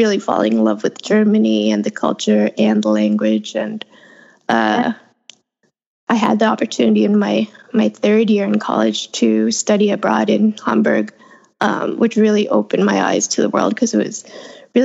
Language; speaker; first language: English; native; English